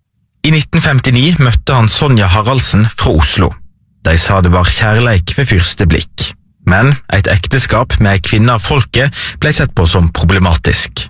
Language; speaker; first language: Norwegian; native; Norwegian